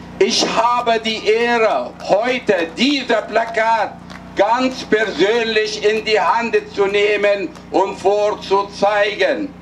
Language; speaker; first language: German; non-native, fluent; Arabic